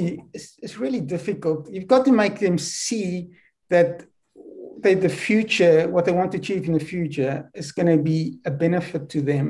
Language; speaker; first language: English; non-native, local second language; Afrikaans